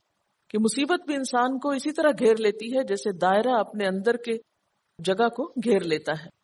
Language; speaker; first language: Urdu; native; Urdu